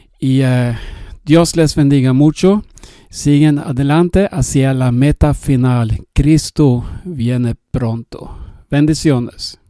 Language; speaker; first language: Spanish; non-native, learner; Swedish